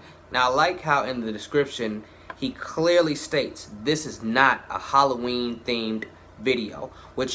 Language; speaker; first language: English; native; English